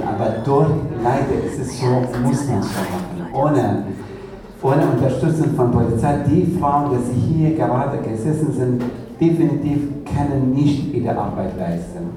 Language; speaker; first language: German; non-native, learner; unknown